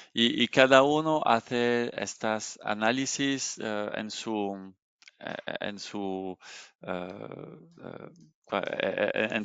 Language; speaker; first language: Spanish; non-native, learner; French